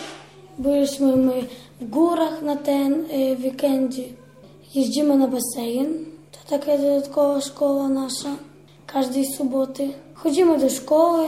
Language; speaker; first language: Polish; non-native, learner; Ukrainian